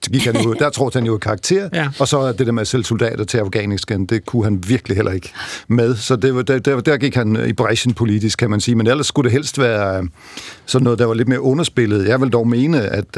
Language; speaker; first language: Danish; native; Danish